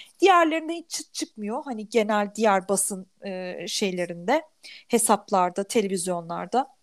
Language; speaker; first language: Turkish; native; Turkish